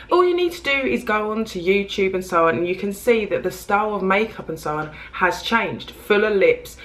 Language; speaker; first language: English; native; English